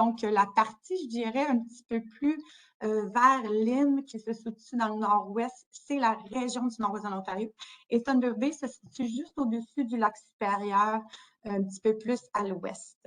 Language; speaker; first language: French; native; French